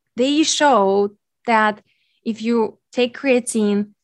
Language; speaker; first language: English; non-native, fluent; Ukrainian